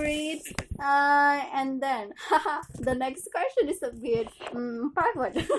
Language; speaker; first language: English; non-native, learner; Indonesian